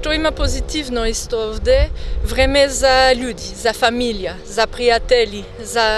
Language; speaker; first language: Macedonian; non-native, learner; French